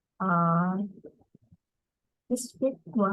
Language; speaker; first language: English; non-native, learner; Vietnamese